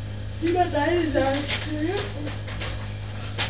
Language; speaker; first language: German; native; German